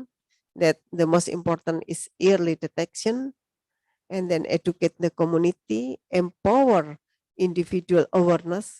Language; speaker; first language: English; non-native, learner; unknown